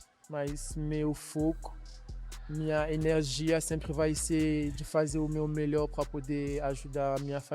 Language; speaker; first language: Portuguese; non-native, learner; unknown